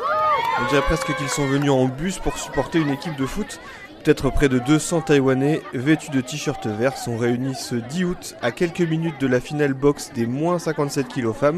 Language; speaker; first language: French; native; French